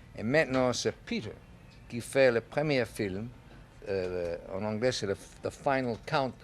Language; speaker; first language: French; non-native, learner; English